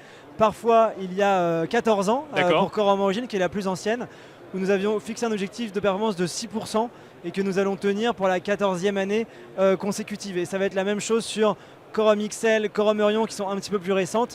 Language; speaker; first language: French; native; French